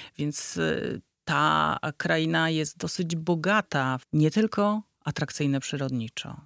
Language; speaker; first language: Polish; native; Polish